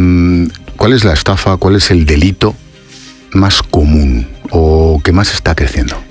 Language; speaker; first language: Spanish; native; Spanish